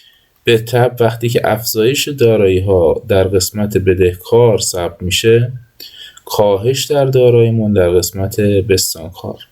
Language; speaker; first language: Persian; native; Persian